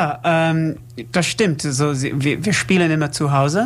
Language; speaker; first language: German; non-native, learner; English